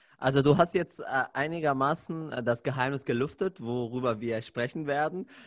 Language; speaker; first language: German; non-native, fluent; Arabic